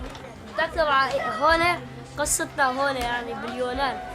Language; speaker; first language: Arabic; native; Arabic